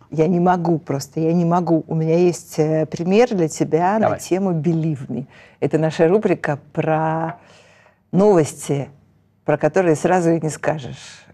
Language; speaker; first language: Russian; native; Russian